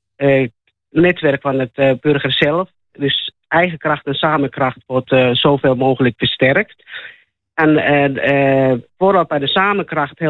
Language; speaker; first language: Dutch; non-native, fluent; Finnish